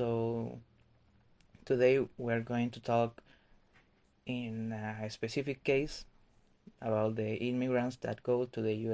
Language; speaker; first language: English; non-native, fluent; Spanish